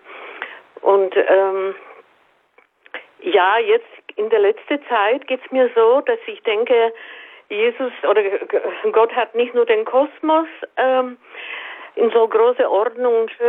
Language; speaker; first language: German; native; German